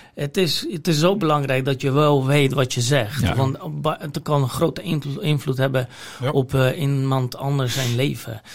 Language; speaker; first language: Dutch; non-native, fluent; Polish